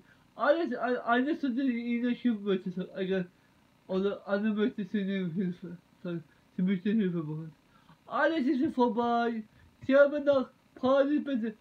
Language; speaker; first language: German; non-native, learner; Turkish